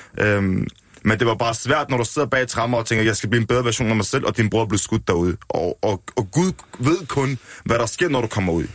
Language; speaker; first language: Danish; early bilingual, other home language; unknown